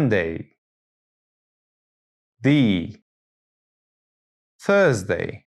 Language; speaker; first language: English; non-native, fluent; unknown